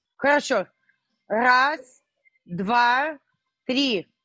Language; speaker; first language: Russian; native; Russian